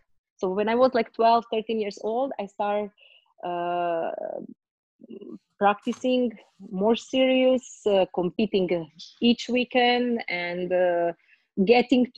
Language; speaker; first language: English; non-native, learner; Croatian